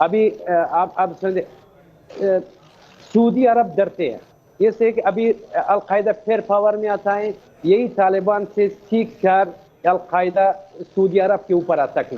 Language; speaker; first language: Hindi; non-native, fluent; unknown